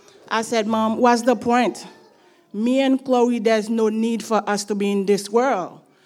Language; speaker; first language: English; non-native, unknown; Haitian Creole